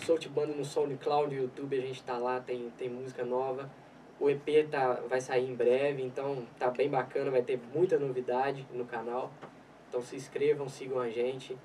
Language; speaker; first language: Portuguese; native; Portuguese